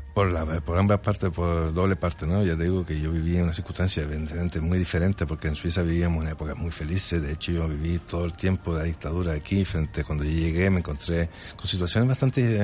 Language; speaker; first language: Spanish; early bilingual, other home language; French